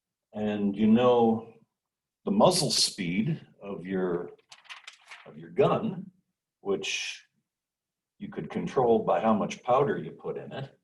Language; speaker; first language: English; native; English